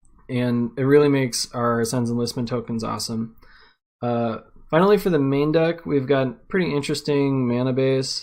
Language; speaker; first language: English; native; English